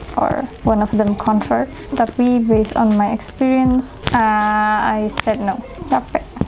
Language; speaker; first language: English; non-native, fluent; Indonesian